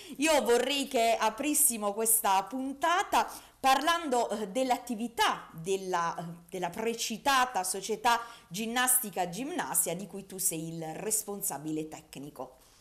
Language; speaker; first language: Italian; native; Italian